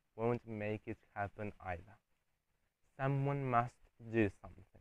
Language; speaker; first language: English; non-native, fluent; Spanish